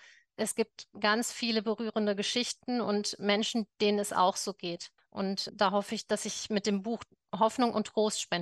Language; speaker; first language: German; native; German